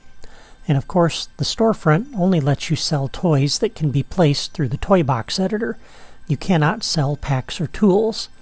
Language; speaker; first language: English; native; English